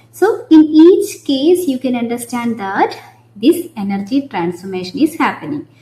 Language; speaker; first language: English; non-native, local second language; Malayalam